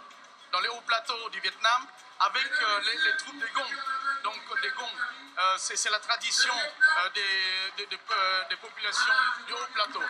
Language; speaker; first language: French; non-native, fluent; Vietnamese